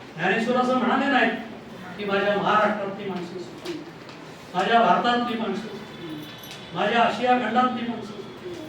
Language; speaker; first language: Marathi; non-native, local second language; Kannada